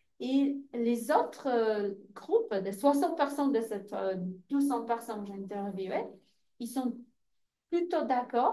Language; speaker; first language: French; non-native, fluent; Polish